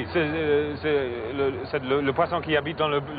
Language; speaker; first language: French; non-native, fluent; English